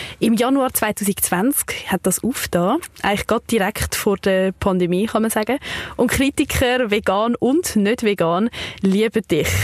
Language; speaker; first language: German; native; German